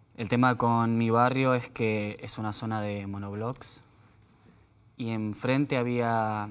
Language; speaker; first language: Spanish; native; Spanish